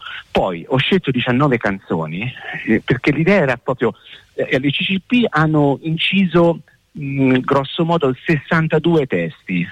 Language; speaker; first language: Italian; native; Italian